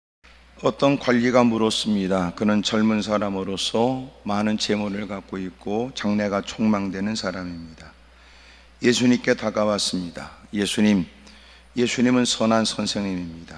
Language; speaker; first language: Korean; native; Korean